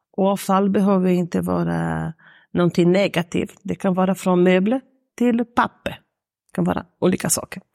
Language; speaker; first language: Swedish; non-native, fluent; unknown